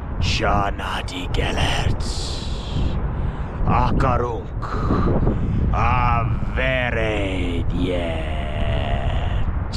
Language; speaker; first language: Hungarian; non-native, learner; English